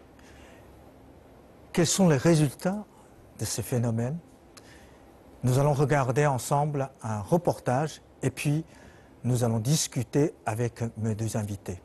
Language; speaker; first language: French; non-native, fluent; Chinese